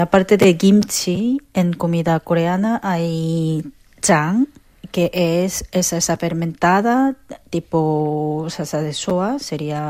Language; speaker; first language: Spanish; non-native, learner; Korean